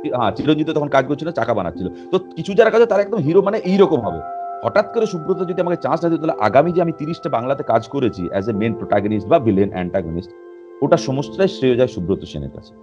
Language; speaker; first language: Bangla; native; Bangla